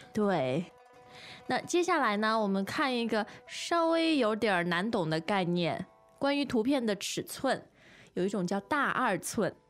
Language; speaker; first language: Chinese; native; Chinese